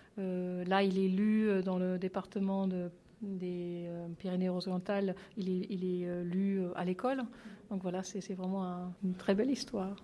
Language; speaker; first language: French; non-native, fluent; German